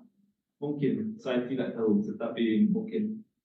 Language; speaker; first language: Indonesian; non-native, learner; English